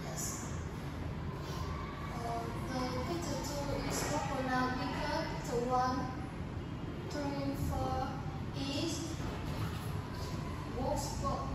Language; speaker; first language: English; non-native, learner; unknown